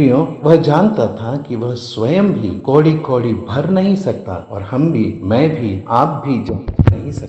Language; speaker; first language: Hindi; native; Hindi